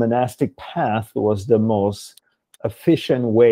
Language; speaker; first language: English; non-native, local second language; Tamil